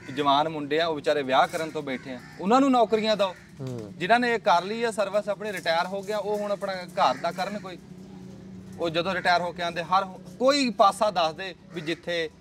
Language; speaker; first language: Punjabi; native; Punjabi